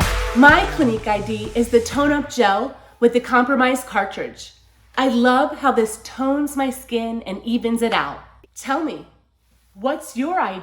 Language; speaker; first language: English; native; English